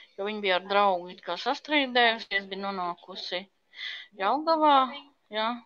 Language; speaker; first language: Latvian; native; Latvian